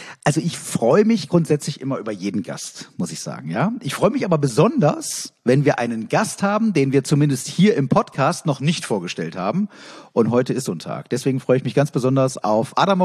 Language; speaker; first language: German; native; German